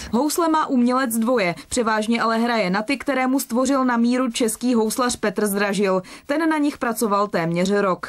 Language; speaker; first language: Czech; native; Czech